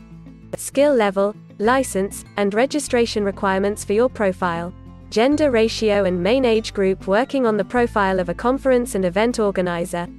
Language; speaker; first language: English; non-native, local second language; Hindi